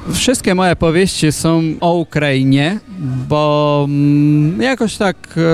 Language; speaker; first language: Polish; non-native, fluent; Macedonian